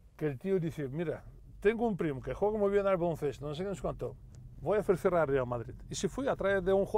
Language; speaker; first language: Spanish; non-native, fluent; Russian